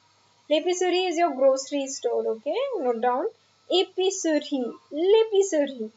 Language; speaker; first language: French; non-native, fluent; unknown